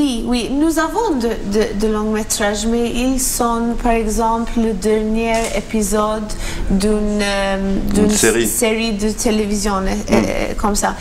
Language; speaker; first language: French; non-native, learner; Maltese